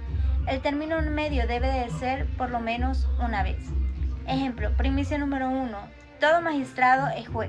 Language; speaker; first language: Spanish; native; Spanish